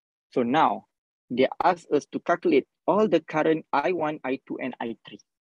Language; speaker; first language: English; non-native, local second language; Malay